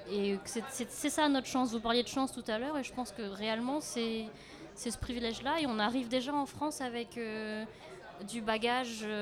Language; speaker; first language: French; early bilingual, other home language; Lao